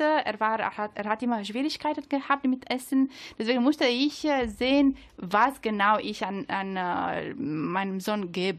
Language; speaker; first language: German; non-native, learner; Italian